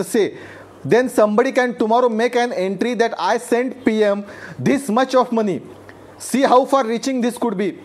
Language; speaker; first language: English; non-native, local second language; Marathi